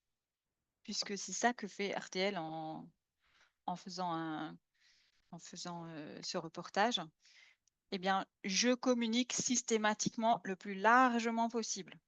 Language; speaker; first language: French; native; French